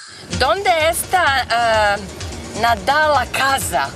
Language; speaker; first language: Spanish; non-native, learner; Serbian